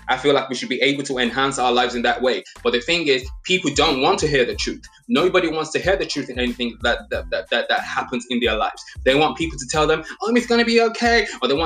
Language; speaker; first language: English; non-native, local second language; Yoruba